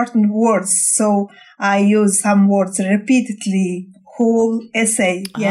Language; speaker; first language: English; non-native, fluent; Mongolian